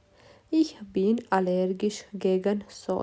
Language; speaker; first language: German; non-native, fluent; Romanian